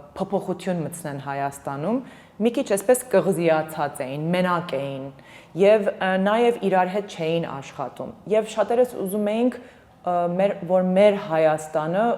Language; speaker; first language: Armenian; early bilingual, heritage; Armenian